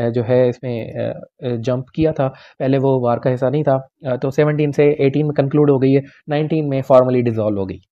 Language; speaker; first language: Urdu; non-native, local second language; Punjabi